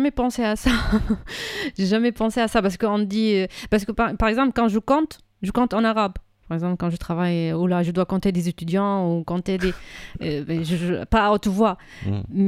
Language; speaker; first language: French; non-native, fluent; Arabic